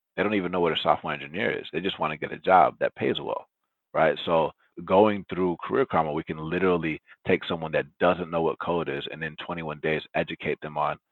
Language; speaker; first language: English; early bilingual, other home language; Spanish